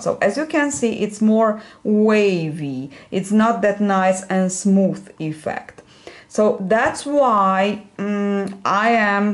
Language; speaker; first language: English; non-native, fluent; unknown